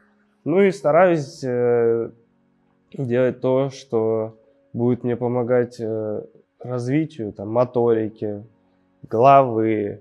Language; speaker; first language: Russian; native; Russian